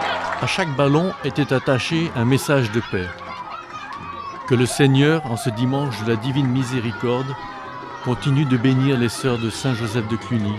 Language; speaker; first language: French; native; French